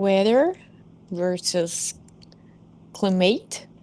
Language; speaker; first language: English; non-native, learner; Portuguese